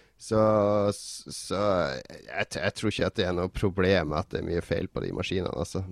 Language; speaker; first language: Norwegian; native; Norwegian